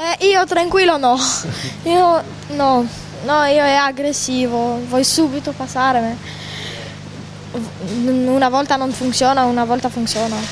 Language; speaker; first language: Italian; non-native, learner; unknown